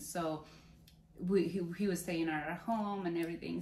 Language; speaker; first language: English; non-native, fluent; Spanish